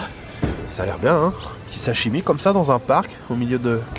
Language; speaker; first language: French; native; French